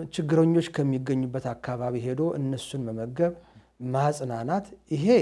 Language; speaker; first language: Amharic; native; Amharic